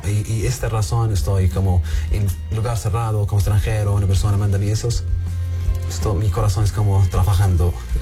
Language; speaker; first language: Spanish; non-native, learner; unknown